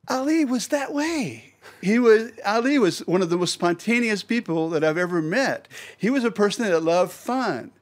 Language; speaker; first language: English; native; English